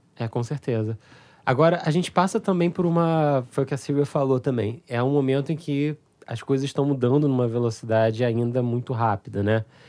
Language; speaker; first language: Portuguese; native; Portuguese